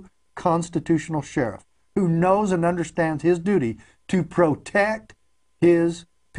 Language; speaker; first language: English; native; English